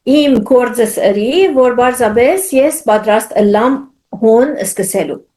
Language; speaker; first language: Armenian; early bilingual, heritage; Armenian